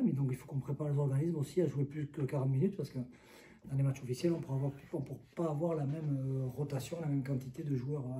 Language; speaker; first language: French; native; French